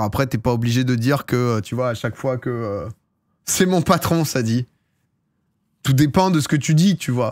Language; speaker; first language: French; native; French